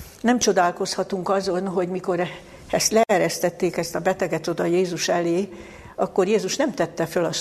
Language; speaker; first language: Hungarian; native; Hungarian